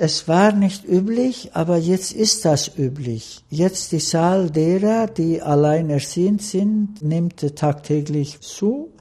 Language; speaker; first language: German; non-native, fluent; Turkish